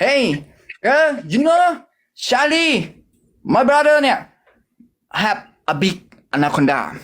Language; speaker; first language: English; non-native, learner; Thai